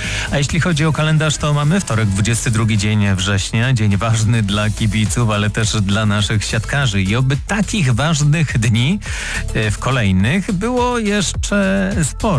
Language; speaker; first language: Polish; native; Polish